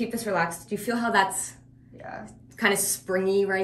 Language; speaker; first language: English; native; English